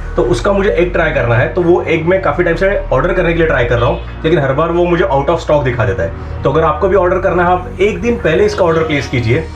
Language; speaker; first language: Hindi; non-native, local second language; Marathi